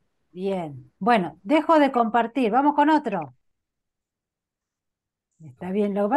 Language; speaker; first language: Spanish; native; Spanish